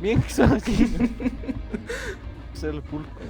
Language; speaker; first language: Estonian; native; Estonian